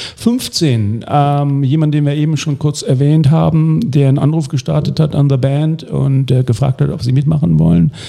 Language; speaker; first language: German; native; German